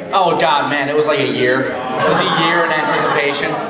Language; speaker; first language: English; native; English